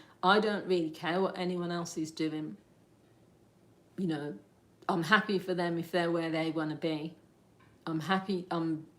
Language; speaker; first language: English; native; English